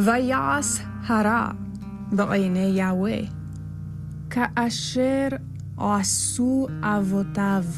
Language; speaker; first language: Hebrew; non-native, learner; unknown